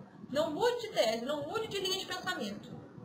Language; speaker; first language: Portuguese; native; Portuguese